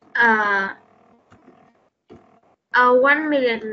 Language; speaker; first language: English; non-native, learner; Vietnamese